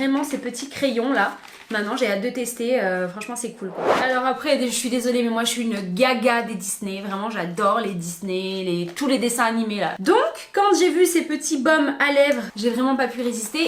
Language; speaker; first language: French; native; French